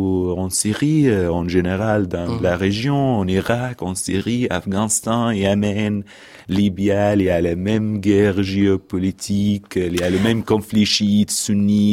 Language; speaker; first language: French; non-native, fluent; Arabic